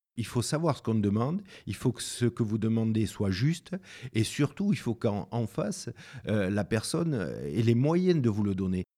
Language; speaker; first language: French; native; French